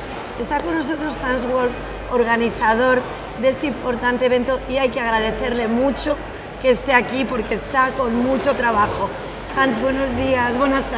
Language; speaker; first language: Spanish; native; Spanish